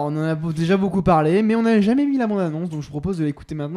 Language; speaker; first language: French; native; French